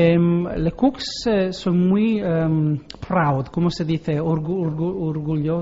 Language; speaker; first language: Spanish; non-native, learner; Italian